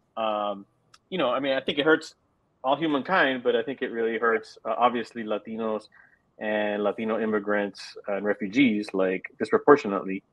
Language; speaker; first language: English; native; English